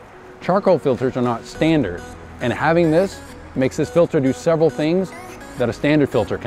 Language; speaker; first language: English; native; English